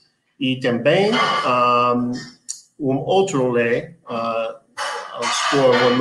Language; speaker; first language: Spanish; non-native, learner; English